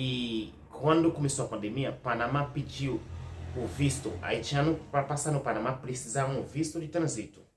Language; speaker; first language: Portuguese; non-native, learner; Haitian Creole